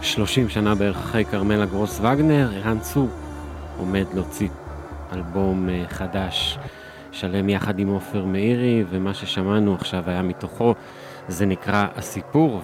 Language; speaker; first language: Hebrew; native; Hebrew